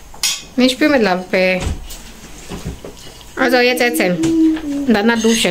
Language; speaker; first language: German; non-native, learner; Indonesian